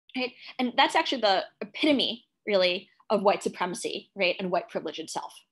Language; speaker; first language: English; native; English